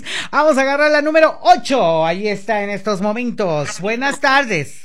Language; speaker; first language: Spanish; native; Spanish